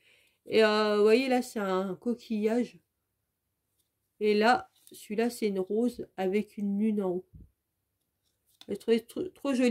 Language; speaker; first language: French; native; French